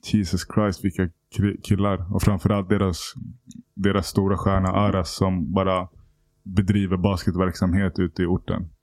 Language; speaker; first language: Swedish; native; Swedish